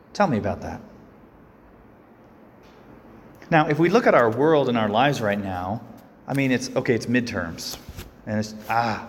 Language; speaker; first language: English; native; English